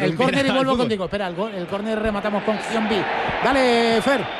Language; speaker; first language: Spanish; native; Spanish